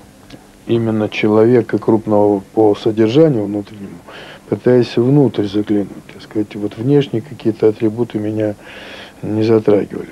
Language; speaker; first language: Russian; native; Russian